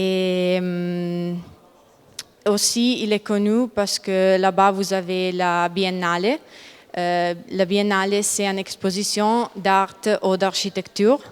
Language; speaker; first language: French; non-native, learner; Italian